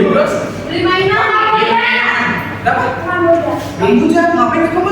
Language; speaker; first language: Indonesian; native; Indonesian